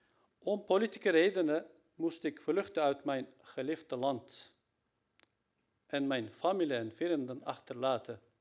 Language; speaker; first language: Dutch; non-native, fluent; Turkish